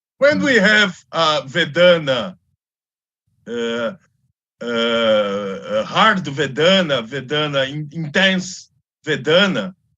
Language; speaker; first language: English; non-native, learner; Portuguese